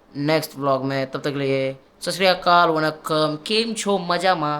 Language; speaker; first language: Hindi; non-native, local second language; Marathi